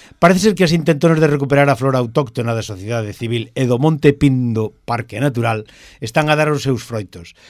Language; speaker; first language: Galician; native; Galician